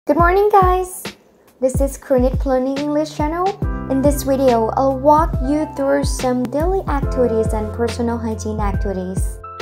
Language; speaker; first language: English; non-native, fluent; Thai